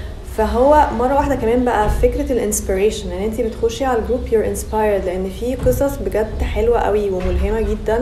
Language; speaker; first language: Arabic; native; Arabic